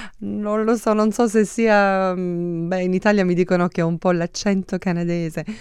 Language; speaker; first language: Italian; early bilingual, heritage; Italian